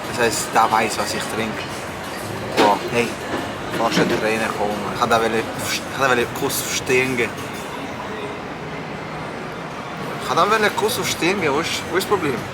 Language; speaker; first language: German; non-native, local second language; Croatian